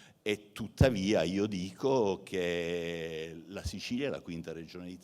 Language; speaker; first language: Italian; native; Italian